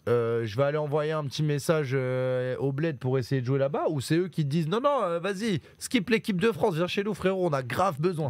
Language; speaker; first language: French; native; French